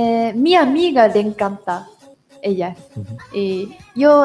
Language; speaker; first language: Spanish; non-native, learner; Japanese